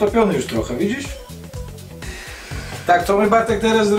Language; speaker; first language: Polish; non-native, learner; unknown